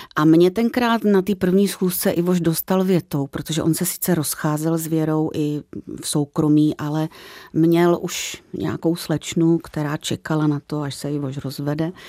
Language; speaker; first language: Czech; native; Czech